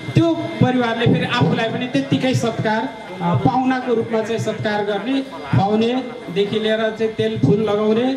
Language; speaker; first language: Nepali; non-native, local second language; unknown